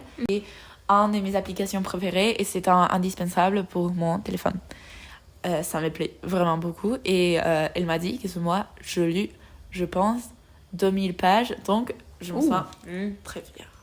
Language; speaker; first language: French; non-native, learner; Spanish